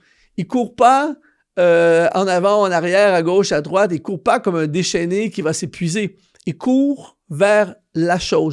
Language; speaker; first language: French; native; French